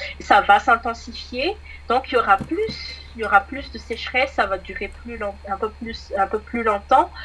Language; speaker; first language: French; non-native, local second language; Malagasy